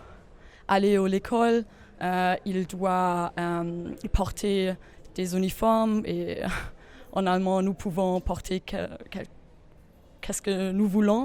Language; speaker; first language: French; non-native, learner; German